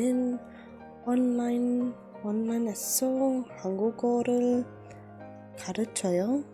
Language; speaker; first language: Korean; non-native, learner; English